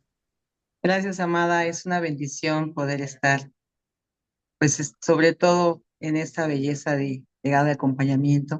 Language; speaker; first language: Spanish; native; Spanish